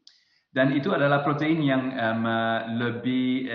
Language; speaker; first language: Indonesian; non-native, fluent; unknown